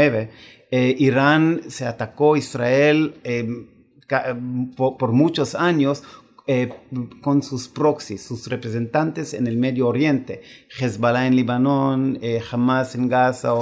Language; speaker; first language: Spanish; non-native, fluent; Hebrew